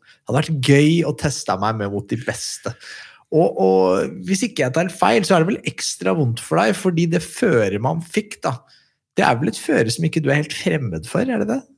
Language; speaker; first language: Norwegian; native; Norwegian